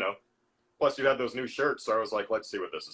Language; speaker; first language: English; native; English